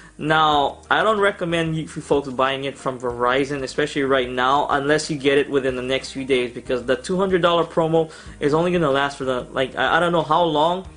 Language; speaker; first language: English; native; English